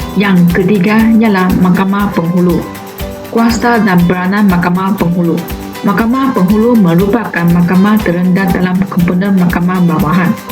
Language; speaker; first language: Malay; non-native, local second language; Chinese